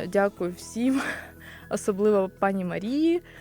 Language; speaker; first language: Ukrainian; native; Ukrainian